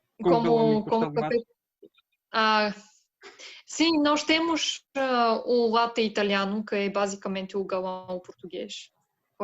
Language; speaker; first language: Portuguese; non-native, fluent; Bulgarian